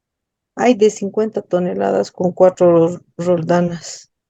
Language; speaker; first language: Spanish; native; Spanish